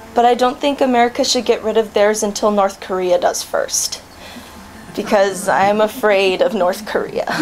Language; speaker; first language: English; native; English